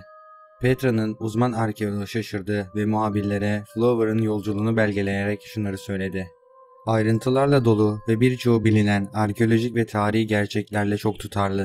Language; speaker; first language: Turkish; native; Turkish